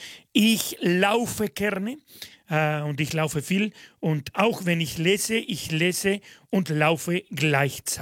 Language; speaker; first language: German; non-native, fluent; Spanish